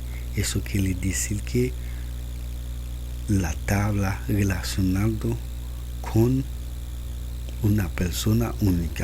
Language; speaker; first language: Spanish; non-native, learner; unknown